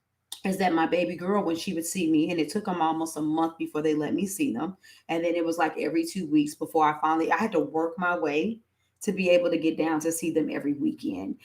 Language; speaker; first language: English; native; English